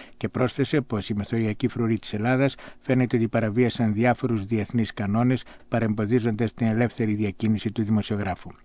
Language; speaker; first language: Greek; native; Greek